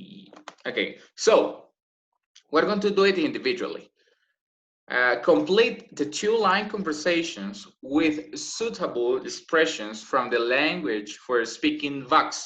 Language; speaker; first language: English; non-native, fluent; Spanish